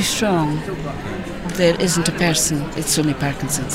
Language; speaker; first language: English; native; English